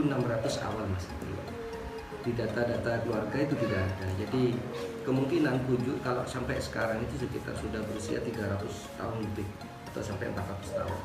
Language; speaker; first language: Indonesian; non-native, local second language; Madurese